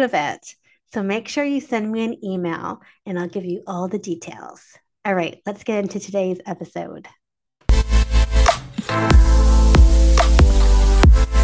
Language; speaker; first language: English; native; English